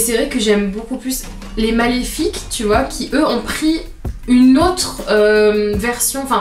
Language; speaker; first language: French; native; French